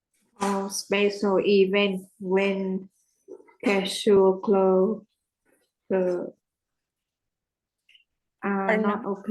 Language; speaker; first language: English; non-native, learner; Vietnamese